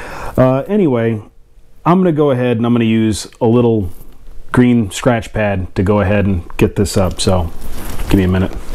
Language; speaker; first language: English; native; English